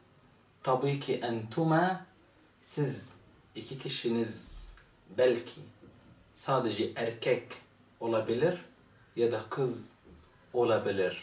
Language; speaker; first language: Turkish; non-native, fluent; Arabic